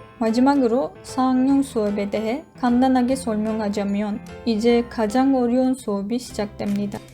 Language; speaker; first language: Korean; non-native, learner; Turkish